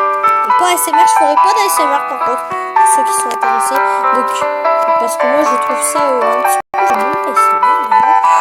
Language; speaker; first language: French; native; French